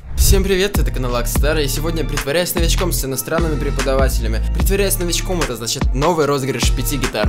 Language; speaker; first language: Russian; native; Russian